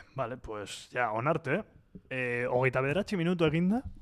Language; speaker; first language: Spanish; non-native, local second language; Basque